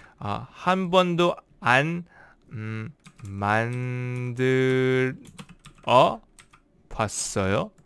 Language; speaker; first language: Korean; non-native, learner; English